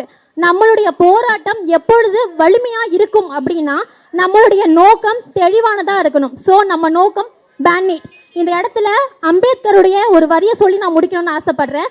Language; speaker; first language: Tamil; native; Tamil